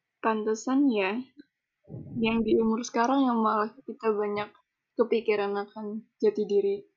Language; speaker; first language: Indonesian; non-native, local second language; Banjar